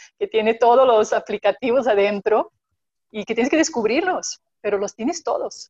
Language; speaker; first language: Spanish; non-native, fluent; Portuguese